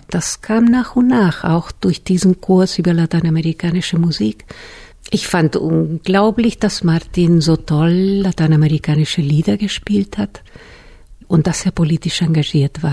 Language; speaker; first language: German; non-native, fluent; Spanish